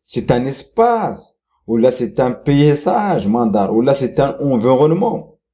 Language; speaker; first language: French; non-native, local second language; Arabic